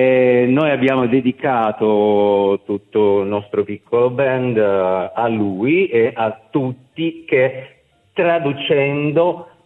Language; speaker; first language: Italian; non-native, fluent; Russian